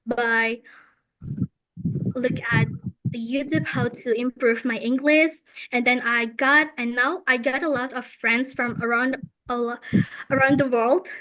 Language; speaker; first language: English; non-native, fluent; Indonesian